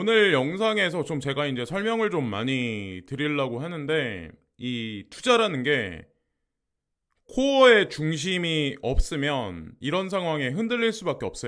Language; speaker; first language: Korean; native; Korean